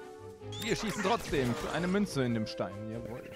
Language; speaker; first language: German; native; German